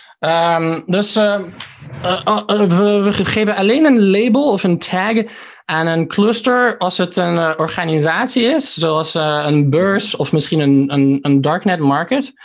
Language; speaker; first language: Dutch; early bilingual, heritage; Dutch